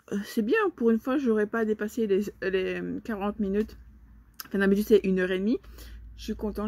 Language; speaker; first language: French; native; French